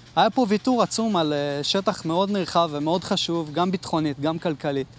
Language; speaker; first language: Hebrew; native; Hebrew